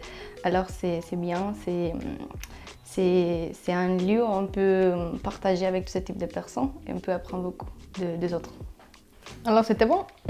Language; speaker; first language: French; non-native, fluent; Spanish